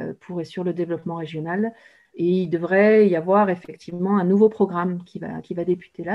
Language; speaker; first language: French; native; French